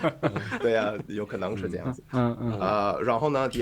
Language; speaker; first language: Chinese; non-native, learner; English